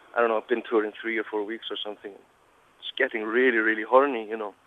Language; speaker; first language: English; non-native, fluent; Icelandic